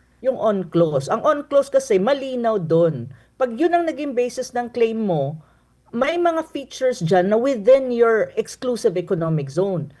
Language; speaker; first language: Filipino; non-native, local second language; Cebuano